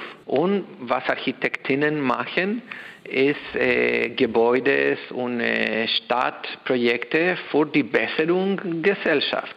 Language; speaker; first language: German; non-native, learner; Spanish